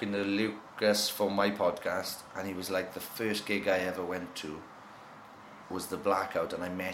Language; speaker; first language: English; native; English